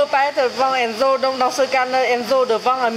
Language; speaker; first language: French; non-native, fluent; Vietnamese